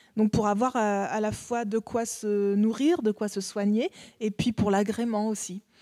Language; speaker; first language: French; native; French